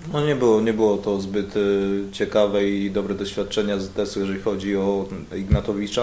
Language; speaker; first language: Polish; native; Polish